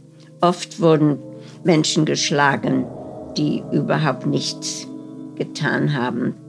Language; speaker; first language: German; early bilingual, heritage; German